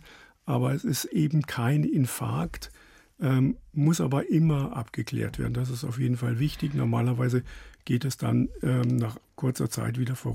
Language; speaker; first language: German; native; German